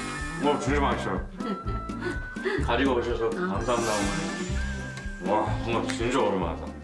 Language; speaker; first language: Korean; non-native, fluent; English